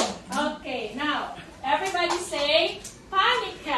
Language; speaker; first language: English; non-native, fluent; Filipino